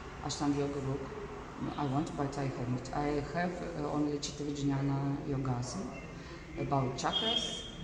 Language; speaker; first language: English; non-native, learner; Russian